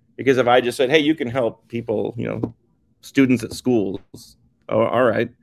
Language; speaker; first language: English; native; English